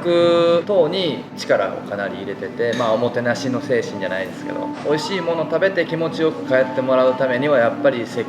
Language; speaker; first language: Japanese; native; Japanese